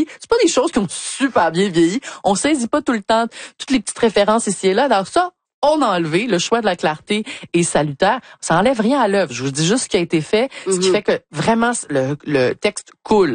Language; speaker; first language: French; native; French